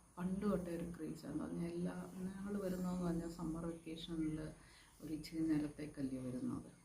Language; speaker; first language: Malayalam; early bilingual, heritage; Malayalam